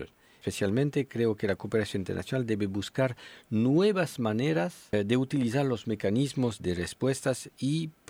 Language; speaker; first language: Spanish; non-native, fluent; French